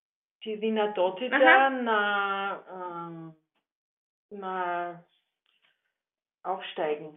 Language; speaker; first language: Greek; non-native, learner; German